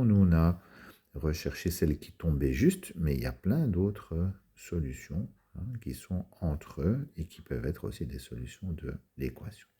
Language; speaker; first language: French; native; French